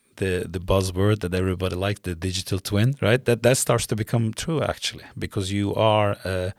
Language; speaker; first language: English; non-native, fluent; Turkish